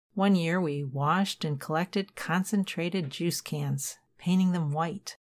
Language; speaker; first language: English; native; English